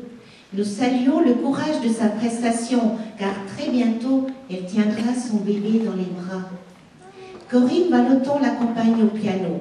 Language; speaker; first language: French; native; French